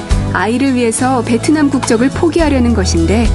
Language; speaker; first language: Korean; native; Korean